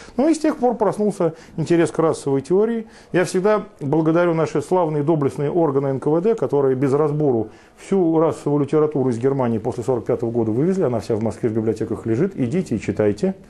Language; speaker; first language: Russian; native; Russian